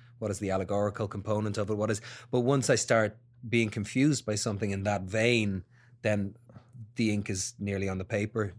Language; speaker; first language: English; native; English